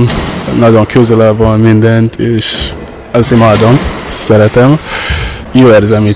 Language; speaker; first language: Hungarian; non-native, learner; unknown